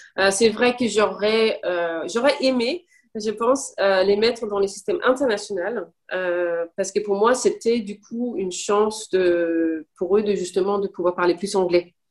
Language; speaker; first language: French; non-native, fluent; English